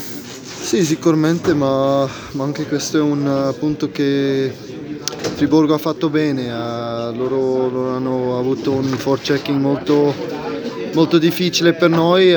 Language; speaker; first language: Italian; non-native, local second language; German